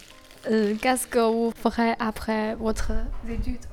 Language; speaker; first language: French; non-native, learner; Chinese